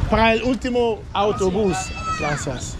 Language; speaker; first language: Spanish; non-native, learner; English